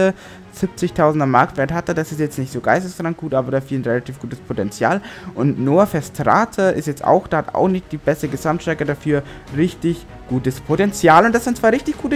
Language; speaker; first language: German; native; German